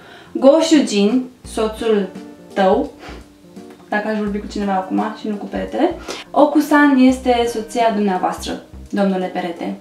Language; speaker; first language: Romanian; native; Romanian